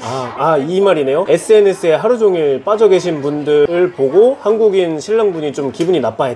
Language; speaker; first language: Korean; native; Korean